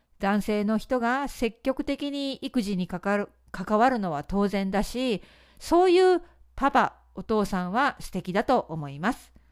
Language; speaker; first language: Japanese; native; Japanese